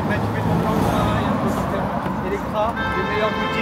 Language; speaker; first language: French; native; French